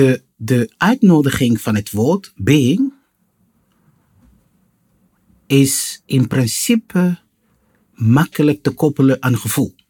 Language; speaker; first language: Dutch; non-native, fluent; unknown